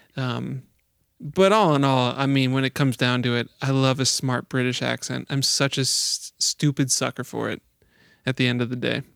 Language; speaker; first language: English; native; English